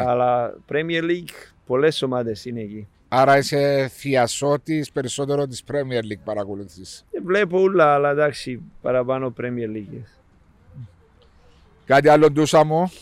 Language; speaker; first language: Greek; non-native, learner; Serbian